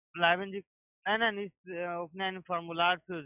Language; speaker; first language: German; non-native, learner; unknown